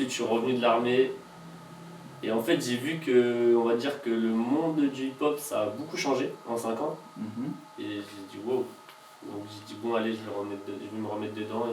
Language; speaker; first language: French; native; French